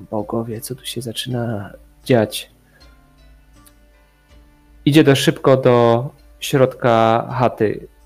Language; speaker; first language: Polish; native; Polish